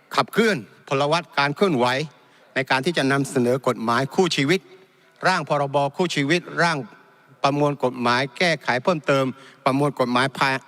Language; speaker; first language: Thai; non-native, local second language; Malay